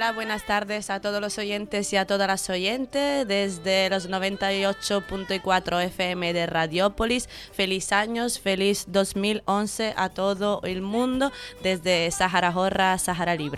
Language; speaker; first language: Spanish; native; Spanish